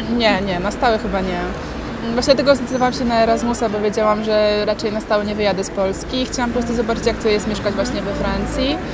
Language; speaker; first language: Polish; native; Polish